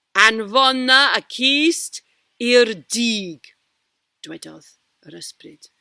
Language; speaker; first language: Welsh; non-native, local second language; English